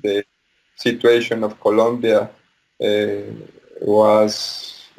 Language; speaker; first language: English; non-native, learner; Spanish